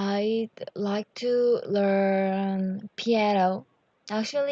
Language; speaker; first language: English; non-native, learner; Korean